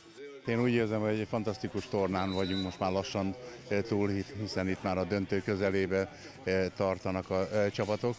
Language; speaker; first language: Hungarian; native; Hungarian